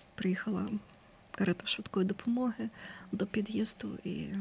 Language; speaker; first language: Ukrainian; native; Ukrainian